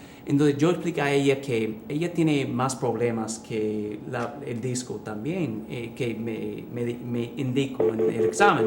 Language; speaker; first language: Spanish; early bilingual, heritage; English